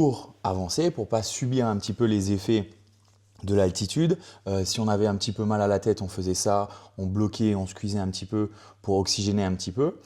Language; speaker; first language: French; native; French